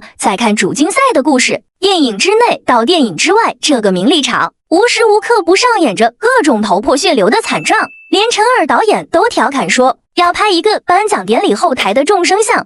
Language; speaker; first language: Chinese; native; Chinese